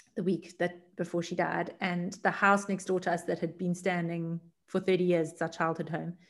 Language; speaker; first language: English; native; English